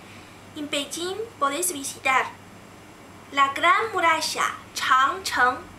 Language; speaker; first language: Spanish; non-native, learner; Chinese